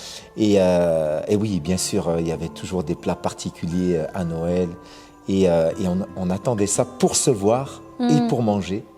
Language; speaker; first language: French; native; French